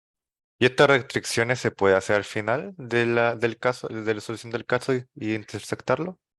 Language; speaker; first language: Spanish; native; Spanish